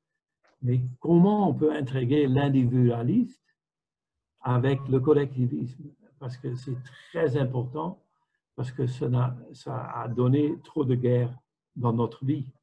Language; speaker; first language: French; non-native, fluent; Dutch